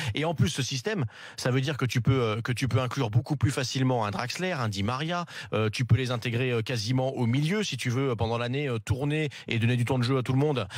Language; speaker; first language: French; native; French